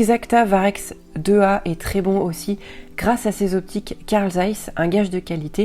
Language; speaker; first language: French; native; French